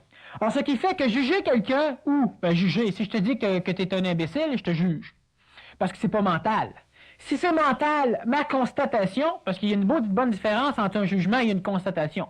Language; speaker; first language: French; native; French